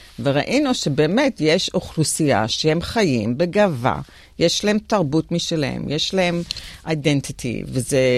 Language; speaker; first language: Hebrew; early bilingual, other home language; English